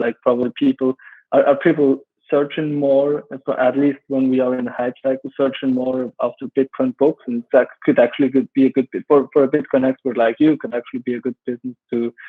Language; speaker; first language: English; non-native, fluent; German